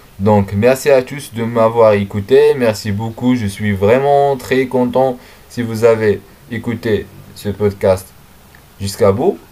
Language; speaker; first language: French; non-native, learner; Arabic